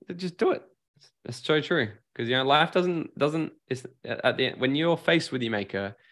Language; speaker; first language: English; native; English